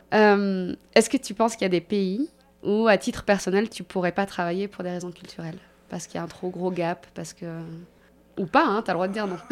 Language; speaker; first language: French; native; French